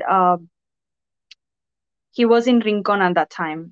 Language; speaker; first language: English; non-native, fluent; Spanish